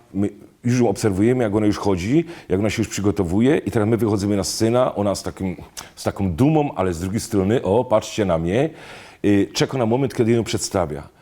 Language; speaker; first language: Polish; native; Polish